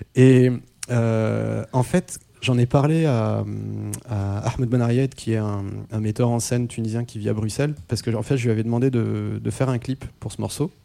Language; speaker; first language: French; non-native, local second language; Arabic